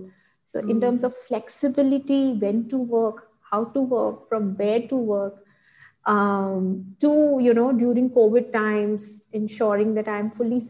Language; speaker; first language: English; non-native, local second language; Gujarati